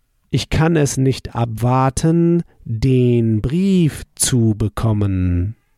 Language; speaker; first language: German; native; German